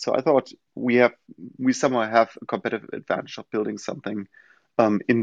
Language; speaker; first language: English; non-native, fluent; German